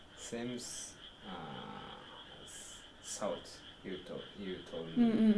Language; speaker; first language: English; non-native, learner; Japanese